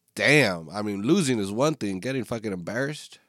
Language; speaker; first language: English; native; English